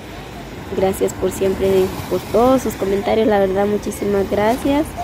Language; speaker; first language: Spanish; native; Spanish